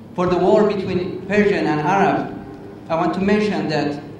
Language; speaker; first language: English; non-native, fluent; Persian